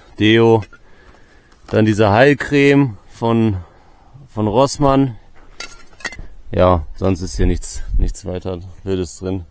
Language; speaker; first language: German; native; German